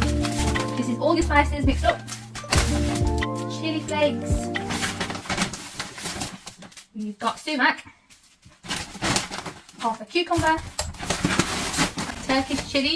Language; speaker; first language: English; native; English